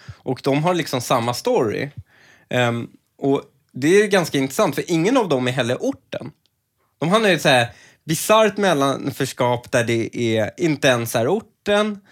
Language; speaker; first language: Swedish; early bilingual, other home language; Persian